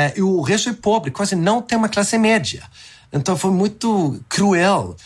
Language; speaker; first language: Portuguese; non-native, fluent; Swedish